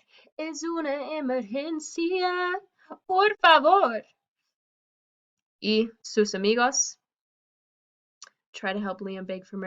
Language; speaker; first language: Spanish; non-native, fluent; English